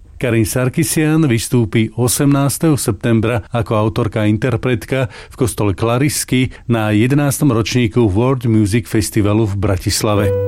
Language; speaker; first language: Slovak; native; Slovak